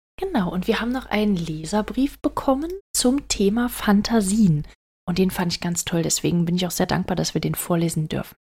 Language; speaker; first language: German; native; German